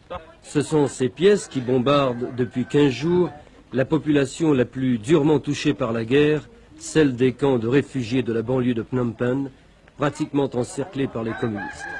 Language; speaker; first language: French; native; French